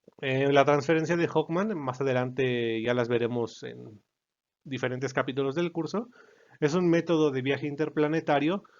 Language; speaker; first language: Spanish; native; Spanish